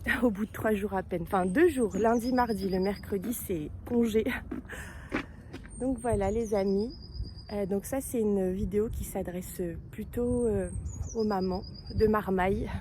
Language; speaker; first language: French; native; French